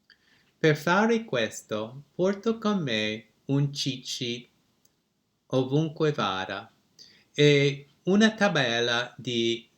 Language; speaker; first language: Italian; non-native, learner; English